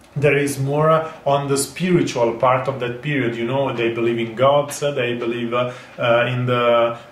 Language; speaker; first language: English; non-native, fluent; Italian